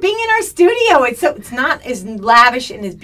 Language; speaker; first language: English; non-native, fluent; Turkish